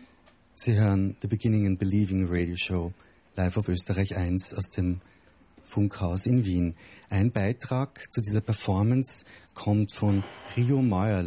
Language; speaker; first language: German; native; German